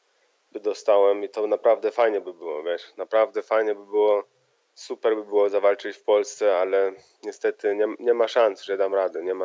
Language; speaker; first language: Polish; early bilingual, heritage; Polish